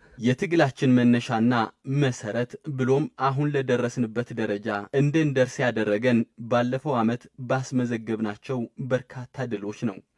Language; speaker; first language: Amharic; non-native, local second language; Tigrinya